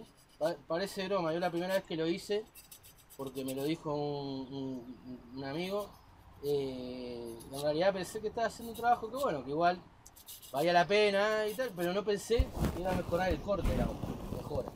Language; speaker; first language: Spanish; native; Spanish